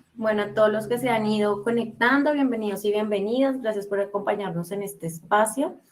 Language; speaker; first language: Spanish; native; Spanish